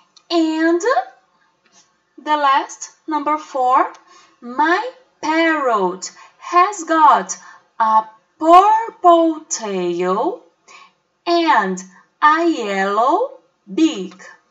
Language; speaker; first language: English; non-native, fluent; Portuguese